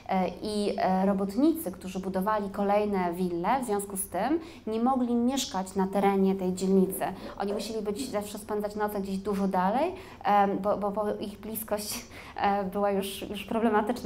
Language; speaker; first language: Polish; native; Polish